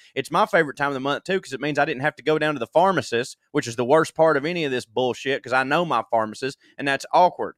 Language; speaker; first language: English; native; English